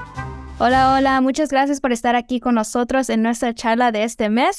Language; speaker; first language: Spanish; early bilingual, heritage; Spanish